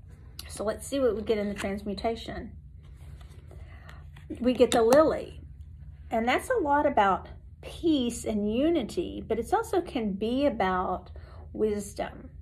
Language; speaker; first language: English; native; English